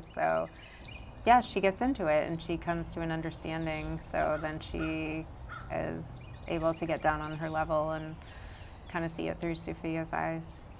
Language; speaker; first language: English; native; English